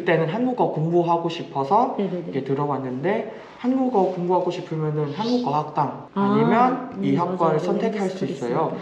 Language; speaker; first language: Korean; non-native, fluent; Vietnamese